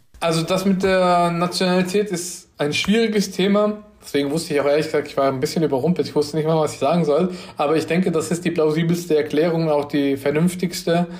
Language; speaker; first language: German; early bilingual, other home language; Turkish